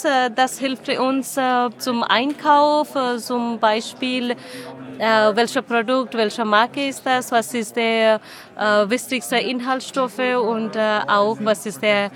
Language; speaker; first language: German; non-native, learner; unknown